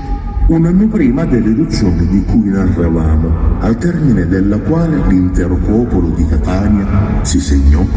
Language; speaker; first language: Italian; native; Italian